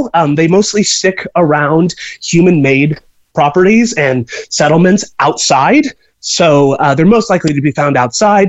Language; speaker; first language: English; native; English